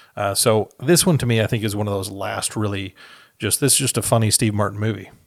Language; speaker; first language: English; native; English